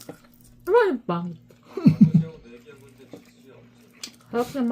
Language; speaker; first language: Filipino; non-native, learner; Korean